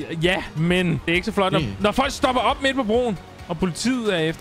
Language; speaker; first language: Danish; native; Danish